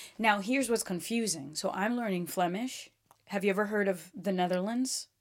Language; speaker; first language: English; early bilingual, other home language; Portuguese